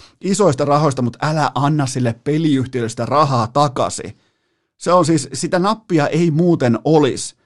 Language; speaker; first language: Finnish; native; Finnish